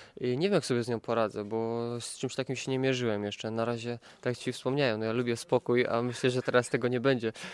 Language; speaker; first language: Polish; native; Polish